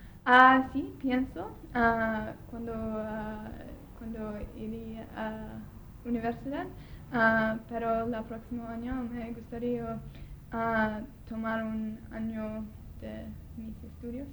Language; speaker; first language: Spanish; non-native, learner; English